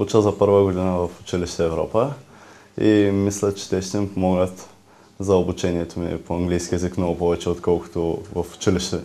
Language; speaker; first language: Bulgarian; native; Bulgarian